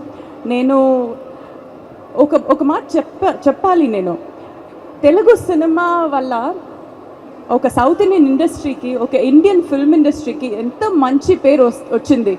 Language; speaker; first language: Telugu; non-native, learner; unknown